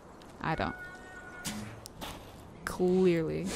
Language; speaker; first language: English; native; English